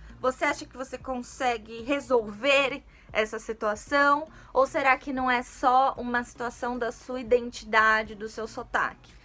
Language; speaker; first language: Portuguese; native; Portuguese